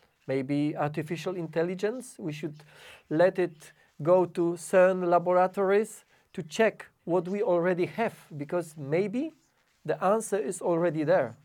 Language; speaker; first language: English; non-native, fluent; Polish